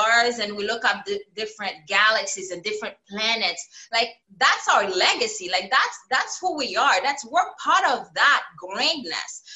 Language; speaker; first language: English; native; English